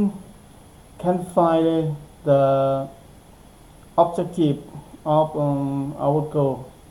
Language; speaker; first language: English; non-native, learner; Thai